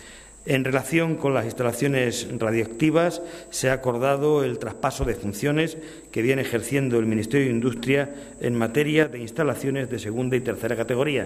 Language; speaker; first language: Spanish; native; Spanish